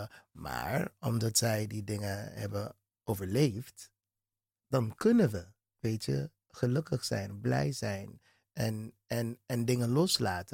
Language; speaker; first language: Dutch; non-native, fluent; English